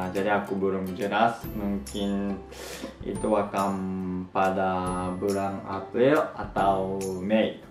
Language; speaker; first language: Indonesian; non-native, fluent; Japanese